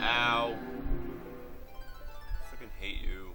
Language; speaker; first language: English; native; English